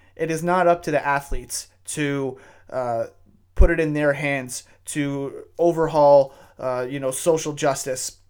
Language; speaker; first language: English; native; English